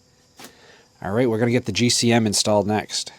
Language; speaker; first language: English; native; English